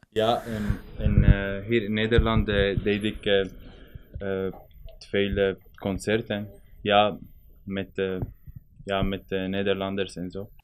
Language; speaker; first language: Dutch; non-native, learner; Arabic